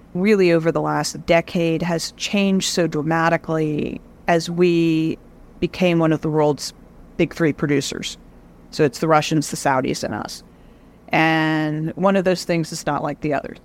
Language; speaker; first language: English; native; English